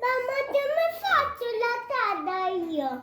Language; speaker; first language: Italian; early bilingual, other home language; Albanian